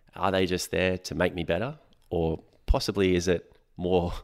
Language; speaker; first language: English; native; English